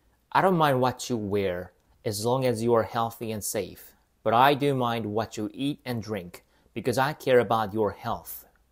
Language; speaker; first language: English; non-native, fluent; Korean